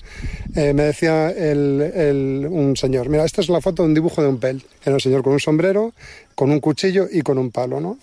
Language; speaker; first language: Spanish; native; Spanish